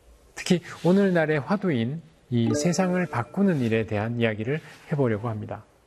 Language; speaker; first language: Korean; native; Korean